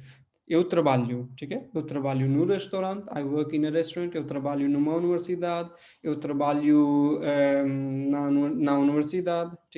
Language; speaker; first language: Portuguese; non-native, fluent; Hindi